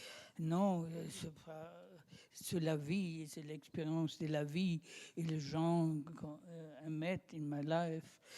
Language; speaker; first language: French; non-native, learner; German